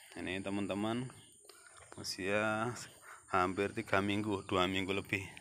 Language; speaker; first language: Indonesian; non-native, local second language; Javanese